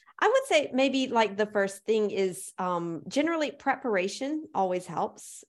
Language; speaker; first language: English; native; English